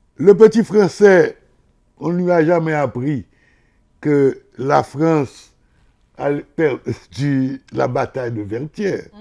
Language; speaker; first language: French; non-native, local second language; Haitian Creole